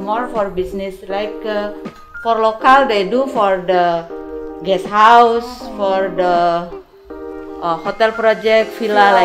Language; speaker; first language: English; non-native, learner; Indonesian